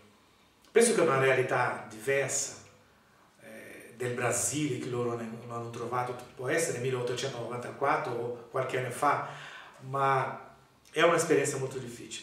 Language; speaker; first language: Italian; non-native, learner; Portuguese